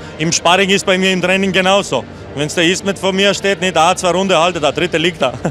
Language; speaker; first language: German; non-native, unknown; Albanian